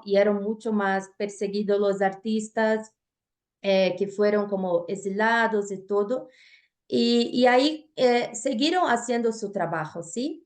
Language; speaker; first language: Spanish; non-native, fluent; Portuguese